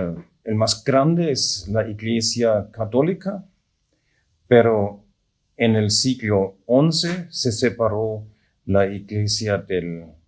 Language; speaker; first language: Spanish; non-native, fluent; German